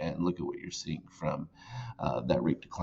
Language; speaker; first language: English; native; English